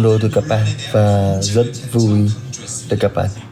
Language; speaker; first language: Vietnamese; non-native, learner; Korean